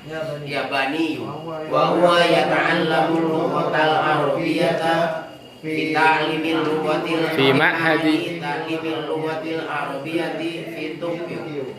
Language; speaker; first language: Arabic; non-native, learner; Indonesian